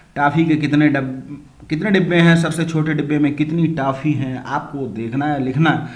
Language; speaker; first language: Hindi; native; Hindi